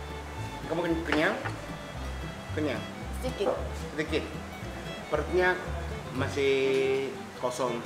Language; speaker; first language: Indonesian; non-native, fluent; Japanese